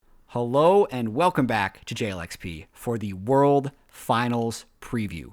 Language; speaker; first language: English; native; English